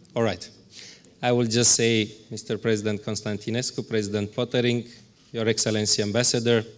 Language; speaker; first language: English; non-native, fluent; Romanian